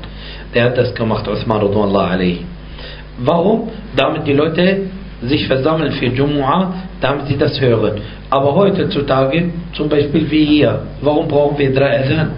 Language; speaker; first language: German; non-native, fluent; Arabic